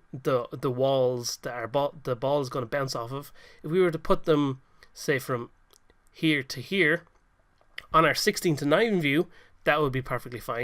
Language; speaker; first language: English; native; English